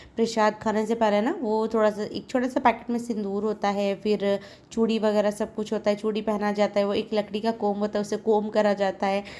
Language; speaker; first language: Hindi; non-native, local second language; Odia